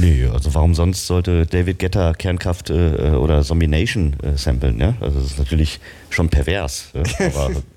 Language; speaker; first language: German; native; German